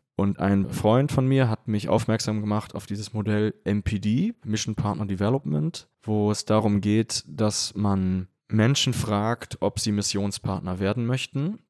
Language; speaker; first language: German; native; German